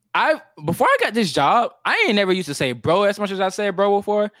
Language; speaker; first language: English; native; English